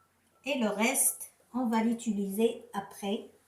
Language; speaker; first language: French; non-native, local second language; Arabic